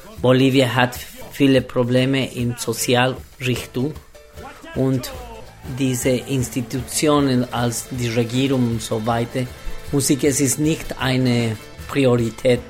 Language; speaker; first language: German; non-native, learner; Spanish